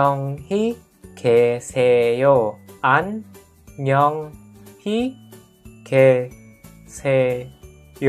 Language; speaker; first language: Korean; non-native, fluent; Indonesian